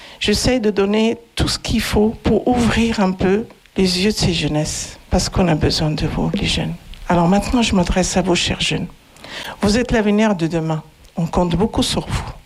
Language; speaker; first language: French; non-native, local second language; Arabic